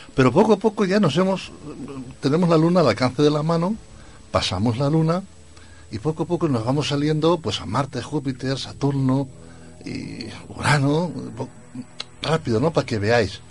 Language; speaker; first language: Spanish; native; Spanish